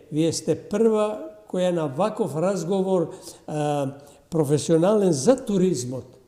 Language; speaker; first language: Macedonian; non-native, local second language; Albanian